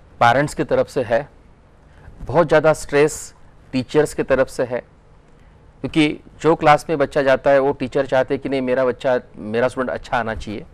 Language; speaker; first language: Hindi; non-native, local second language; Marathi